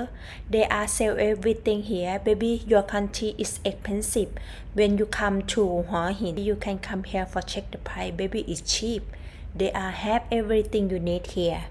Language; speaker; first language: English; non-native, learner; Thai